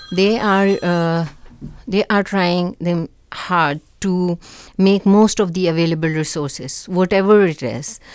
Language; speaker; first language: English; non-native, local second language; Urdu